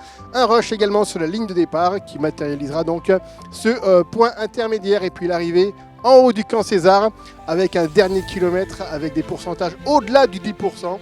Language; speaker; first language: French; native; French